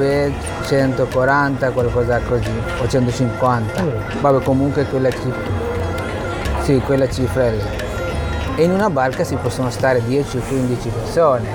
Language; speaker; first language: Italian; non-native, fluent; Bangla